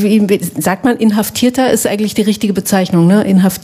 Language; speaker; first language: German; native; German